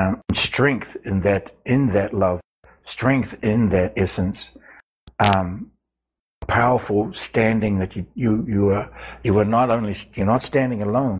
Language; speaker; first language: English; native; English